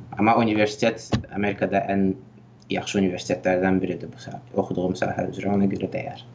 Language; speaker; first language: Azerbaijani; native; Azerbaijani